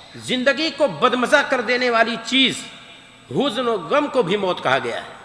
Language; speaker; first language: Urdu; native; Urdu